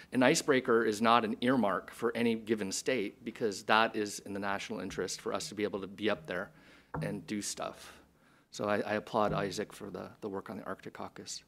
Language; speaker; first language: English; native; English